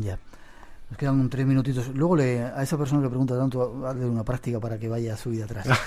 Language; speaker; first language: Spanish; native; Spanish